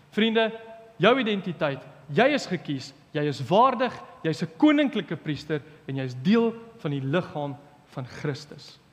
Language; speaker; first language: Afrikaans; early bilingual, other home language; English